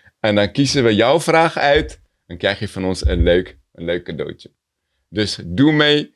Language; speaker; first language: Dutch; early bilingual, other home language; Tigrinya